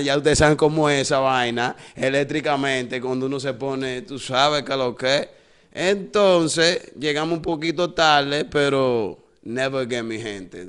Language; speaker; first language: Spanish; early bilingual, other home language; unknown